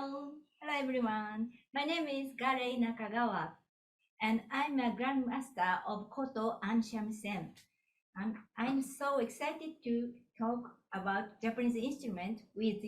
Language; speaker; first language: English; non-native, learner; Japanese